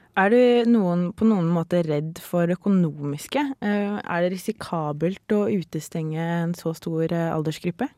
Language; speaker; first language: Norwegian; native; Norwegian